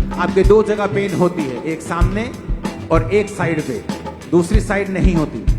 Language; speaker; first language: Hindi; native; Hindi